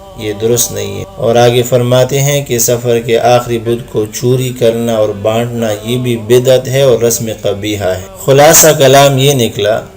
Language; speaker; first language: Urdu; non-native, local second language; Pashto